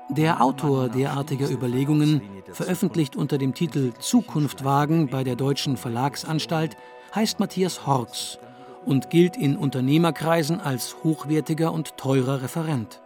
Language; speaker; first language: German; native; German